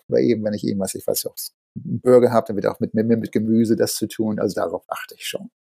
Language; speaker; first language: German; native; German